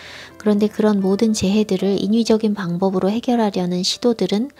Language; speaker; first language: Korean; native; Korean